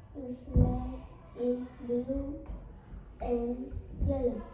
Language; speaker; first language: English; non-native, learner; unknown